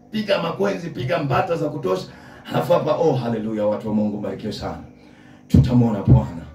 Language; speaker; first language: Swahili; native; Swahili